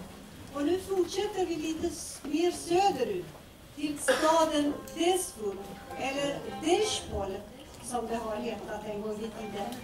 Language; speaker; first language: Swedish; non-native, fluent; Persian